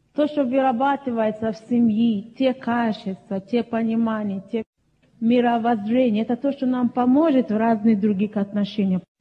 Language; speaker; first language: Russian; non-native, fluent; Yoruba